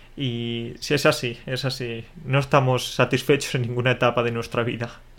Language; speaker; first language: Spanish; native; Spanish